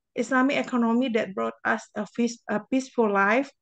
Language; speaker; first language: English; non-native, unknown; Indonesian